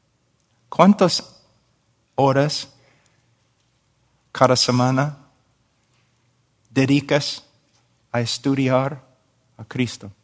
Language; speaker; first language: Spanish; non-native, fluent; English